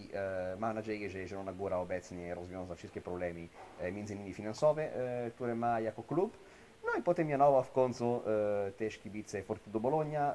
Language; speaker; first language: Polish; non-native, fluent; Italian